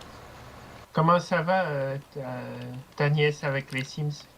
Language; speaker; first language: French; native; French